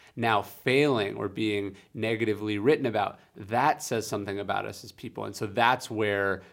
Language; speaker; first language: English; native; English